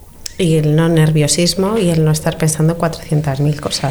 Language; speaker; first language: Spanish; native; Spanish